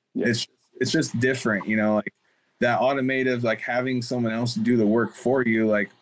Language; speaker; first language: English; native; English